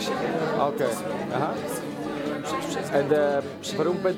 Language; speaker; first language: Dutch; non-native, learner; Polish